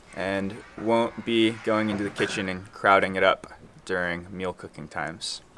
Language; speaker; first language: English; native; English